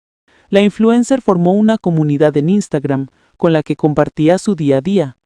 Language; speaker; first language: Spanish; native; Spanish